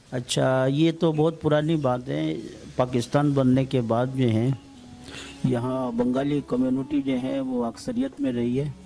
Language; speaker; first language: Hindi; non-native, local second language; Bangla